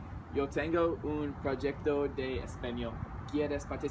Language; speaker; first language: Spanish; non-native, learner; English